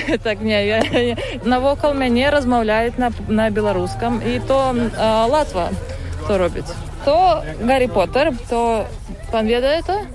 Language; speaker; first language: Polish; non-native, learner; Russian